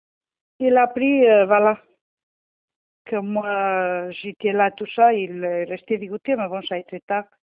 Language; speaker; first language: French; non-native, learner; Portuguese